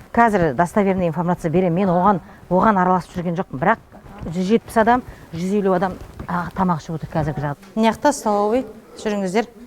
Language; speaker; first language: Kazakh; native; Kazakh